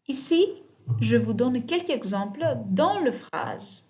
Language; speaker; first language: French; non-native, fluent; Greek